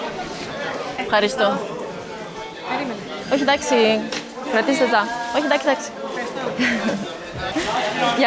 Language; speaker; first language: Greek; early bilingual, heritage; French